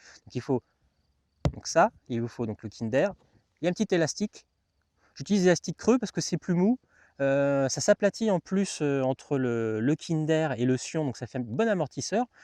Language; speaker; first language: French; native; French